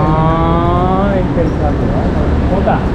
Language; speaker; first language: Spanish; non-native, learner; Japanese